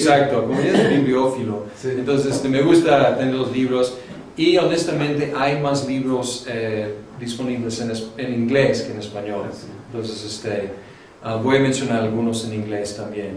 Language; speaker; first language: Spanish; non-native, fluent; English